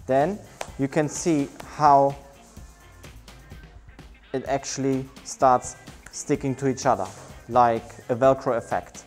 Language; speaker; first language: English; non-native, fluent; German